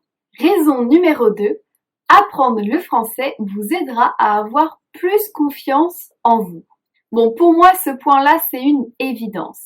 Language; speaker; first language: French; native; French